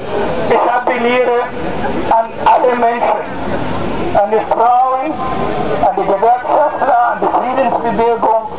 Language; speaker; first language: German; non-native, fluent; Arabic